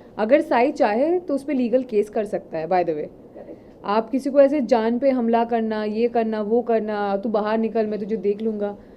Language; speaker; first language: Hindi; non-native, local second language; Bangla